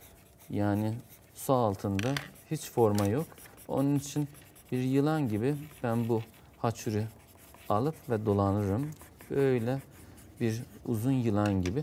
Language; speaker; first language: Turkish; non-native, fluent; Azerbaijani